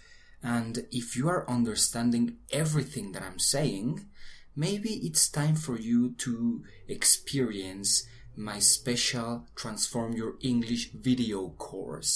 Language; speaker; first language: English; non-native, fluent; Spanish